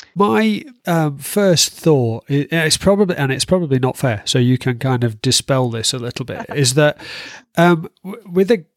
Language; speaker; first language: English; native; English